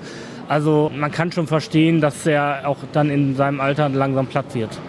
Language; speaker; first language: German; native; German